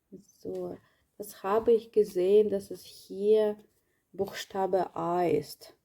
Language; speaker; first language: German; non-native, learner; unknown